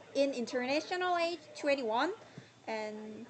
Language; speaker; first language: English; non-native, learner; Korean